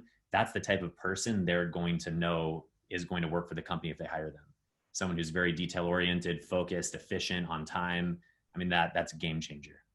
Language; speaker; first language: English; native; English